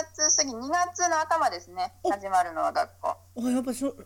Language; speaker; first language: Japanese; native; Japanese